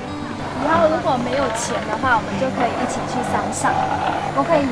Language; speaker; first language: Chinese; non-native, fluent; Vietnamese